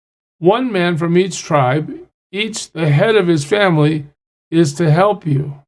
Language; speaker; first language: English; native; English